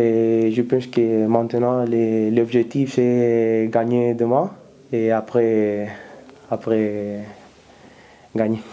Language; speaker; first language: French; non-native, learner; Spanish